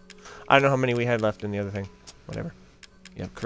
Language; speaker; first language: English; native; English